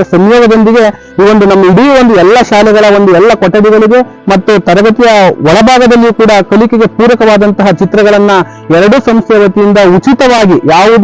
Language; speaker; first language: Kannada; native; Kannada